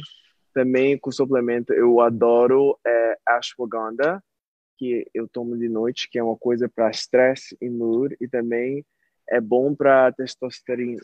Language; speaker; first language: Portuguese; early bilingual, heritage; Portuguese